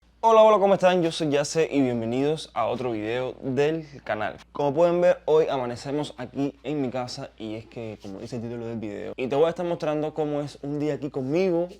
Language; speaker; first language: Spanish; native; Spanish